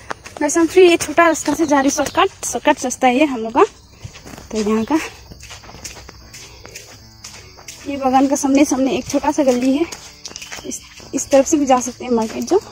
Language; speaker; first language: Hindi; non-native, local second language; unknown